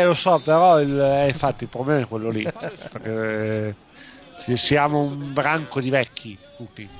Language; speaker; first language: Italian; native; Italian